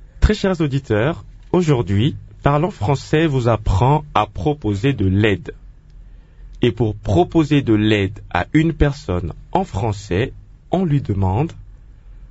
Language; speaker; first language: French; non-native, local second language; Lingala